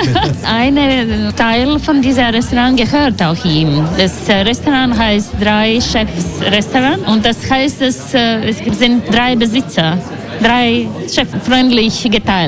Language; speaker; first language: German; non-native, learner; Latvian